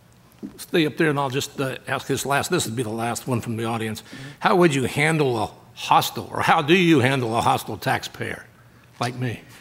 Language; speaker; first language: English; native; English